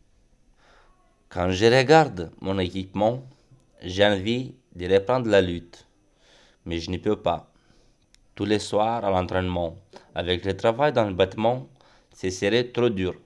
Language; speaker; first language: French; non-native, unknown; Romanian